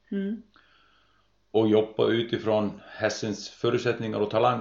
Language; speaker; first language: Swedish; non-native, fluent; Icelandic